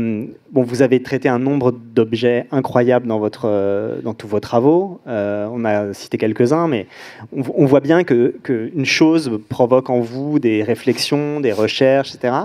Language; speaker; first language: French; native; French